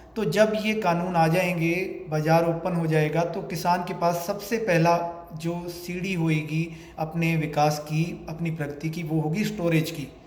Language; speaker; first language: Hindi; native; Hindi